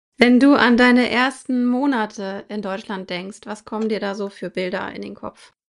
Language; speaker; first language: German; native; German